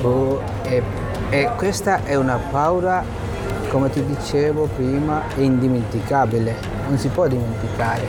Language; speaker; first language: Italian; non-native, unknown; Bangla